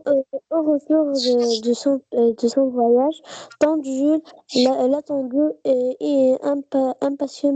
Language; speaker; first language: French; non-native, learner; Arabic